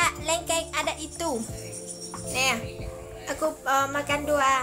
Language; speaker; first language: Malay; non-native, learner; Vietnamese